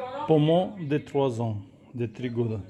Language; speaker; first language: French; non-native, learner; Russian